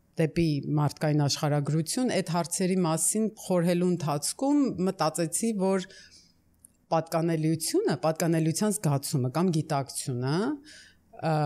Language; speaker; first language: Armenian; early bilingual, heritage; Armenian